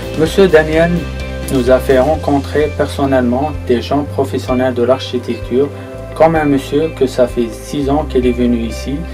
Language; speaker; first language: French; non-native, local second language; Arabic